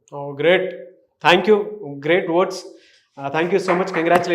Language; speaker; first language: Telugu; native; Telugu